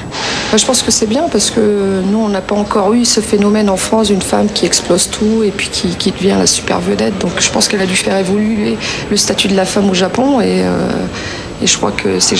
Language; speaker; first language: French; native; French